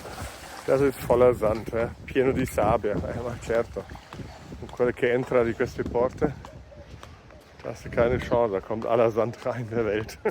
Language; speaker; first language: Italian; non-native, learner; German